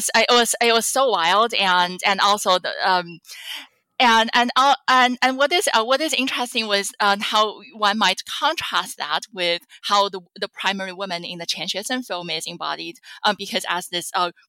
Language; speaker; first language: English; non-native, fluent; Chinese